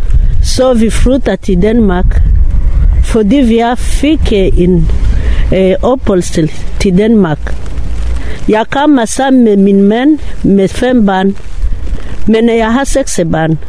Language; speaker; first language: Danish; non-native, learner; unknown